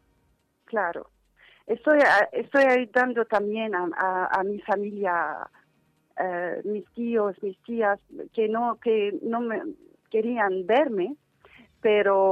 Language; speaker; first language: Spanish; non-native, fluent; Arabic